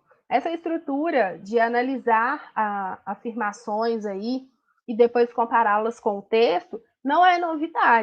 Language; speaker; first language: Portuguese; native; Portuguese